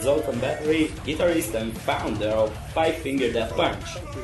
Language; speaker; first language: English; non-native, fluent; Italian